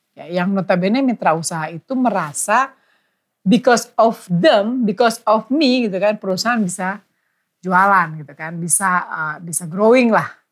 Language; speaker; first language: Indonesian; native; Indonesian